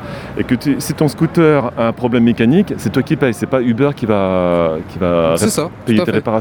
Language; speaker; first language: French; native; French